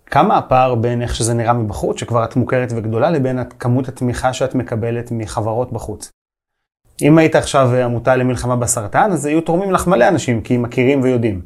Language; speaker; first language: Hebrew; native; Hebrew